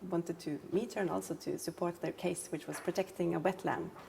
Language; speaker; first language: English; non-native, fluent; Norwegian